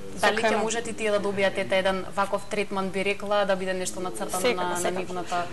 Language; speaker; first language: Macedonian; native; Macedonian